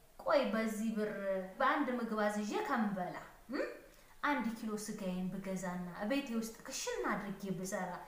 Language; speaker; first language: Amharic; native; Amharic